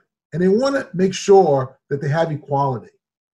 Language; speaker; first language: English; native; English